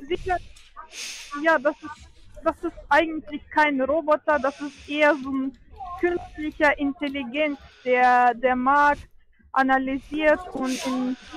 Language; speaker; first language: German; non-native, fluent; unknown